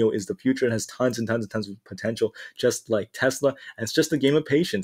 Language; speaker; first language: English; native; English